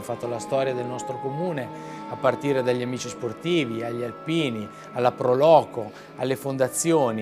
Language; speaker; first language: Italian; native; Italian